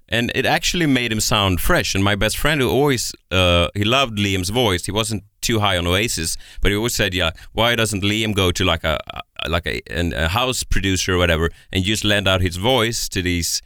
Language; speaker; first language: English; non-native, fluent; Swedish